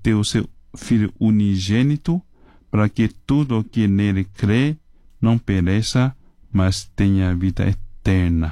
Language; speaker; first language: Portuguese; non-native, fluent; Chinese